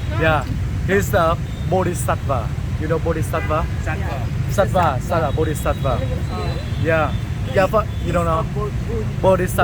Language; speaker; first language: English; non-native, learner; Vietnamese